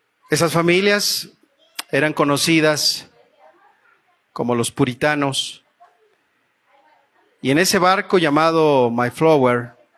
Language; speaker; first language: Spanish; native; Spanish